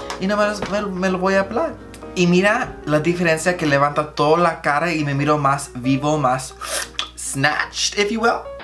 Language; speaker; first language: Spanish; early bilingual, heritage; Spanish